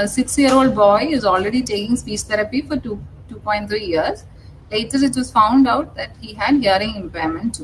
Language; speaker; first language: English; non-native, local second language; Malayalam